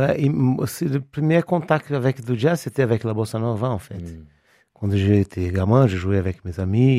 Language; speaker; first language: French; non-native, fluent; Portuguese